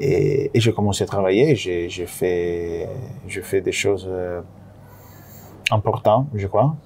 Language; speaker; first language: French; non-native, fluent; Italian